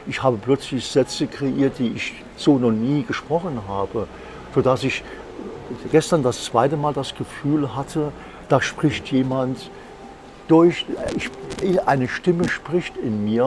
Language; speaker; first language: German; native; German